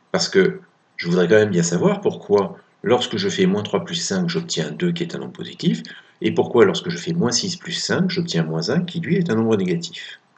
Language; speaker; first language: French; native; French